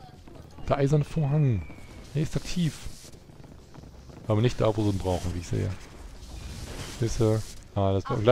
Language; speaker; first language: German; native; German